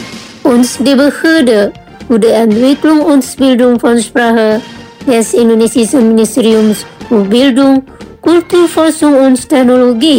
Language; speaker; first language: German; non-native, learner; Indonesian